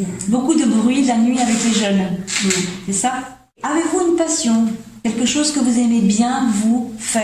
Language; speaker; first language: French; native; French